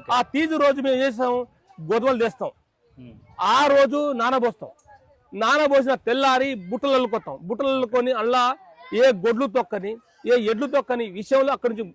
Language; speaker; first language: Telugu; non-native, local second language; Lambadi